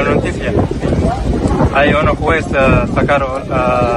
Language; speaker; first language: Spanish; non-native, learner; Arabic